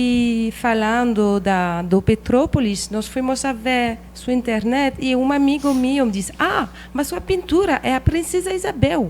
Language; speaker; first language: Portuguese; non-native, learner; French